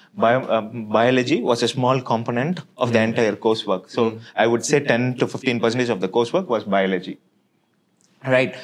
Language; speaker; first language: English; non-native, local second language; Tamil